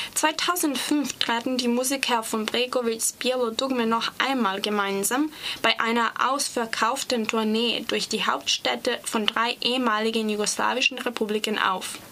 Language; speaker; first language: German; non-native, fluent; Serbian